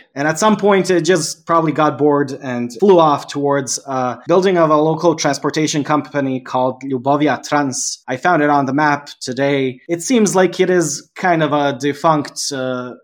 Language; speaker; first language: English; non-native, fluent; Serbian